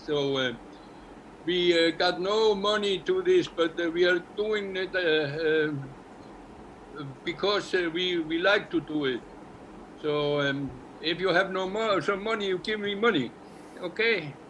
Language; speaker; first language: English; non-native, learner; Icelandic